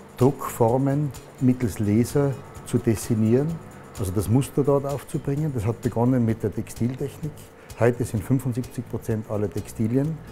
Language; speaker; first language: German; native; German